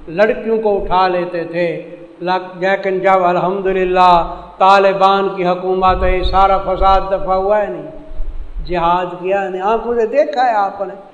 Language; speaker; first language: Urdu; non-native, local second language; Saraiki